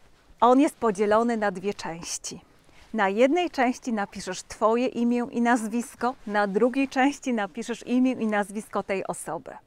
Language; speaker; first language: Polish; native; Polish